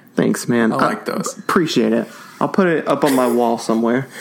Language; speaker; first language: English; native; English